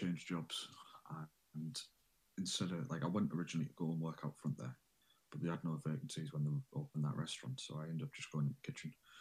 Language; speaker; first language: English; native; English